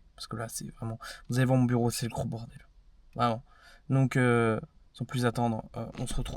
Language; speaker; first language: French; native; French